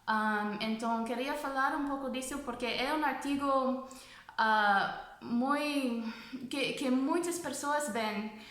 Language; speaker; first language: Portuguese; non-native, fluent; English